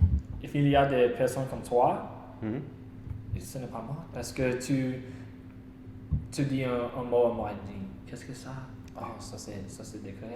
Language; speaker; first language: French; non-native, learner; English